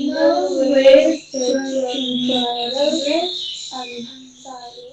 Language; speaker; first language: Korean; non-native, learner; Indonesian